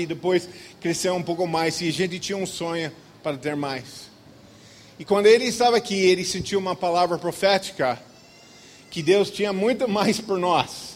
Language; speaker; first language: Portuguese; non-native, fluent; English